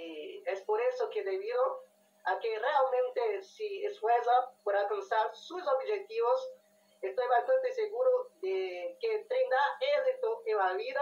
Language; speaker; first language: Spanish; non-native, learner; Portuguese